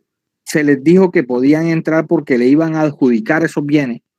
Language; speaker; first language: Spanish; native; Spanish